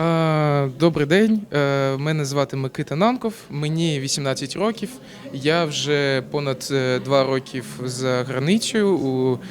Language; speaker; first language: Ukrainian; non-native, local second language; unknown